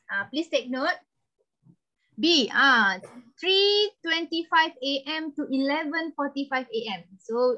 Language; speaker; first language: English; non-native, local second language; Malay